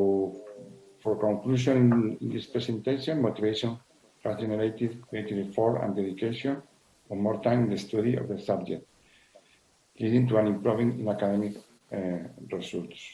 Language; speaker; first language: English; non-native, learner; Spanish